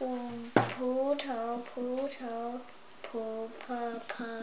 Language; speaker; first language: Chinese; early bilingual, heritage; Chinese